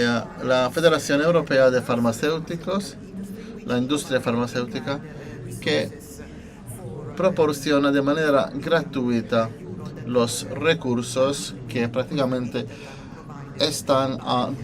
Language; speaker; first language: Spanish; non-native, fluent; Italian